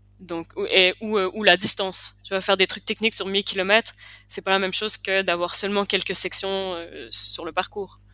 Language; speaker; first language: French; native; French